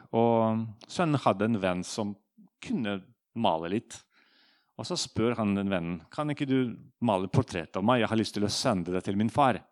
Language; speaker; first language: Norwegian; non-native, fluent; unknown